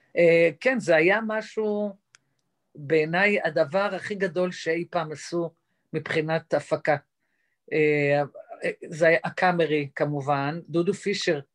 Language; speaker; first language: Hebrew; native; Hebrew